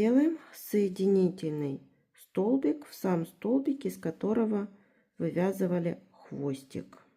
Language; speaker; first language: Russian; native; Russian